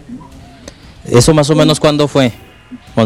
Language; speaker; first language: Spanish; native; Spanish